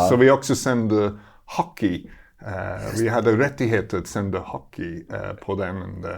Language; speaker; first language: Swedish; non-native, fluent; English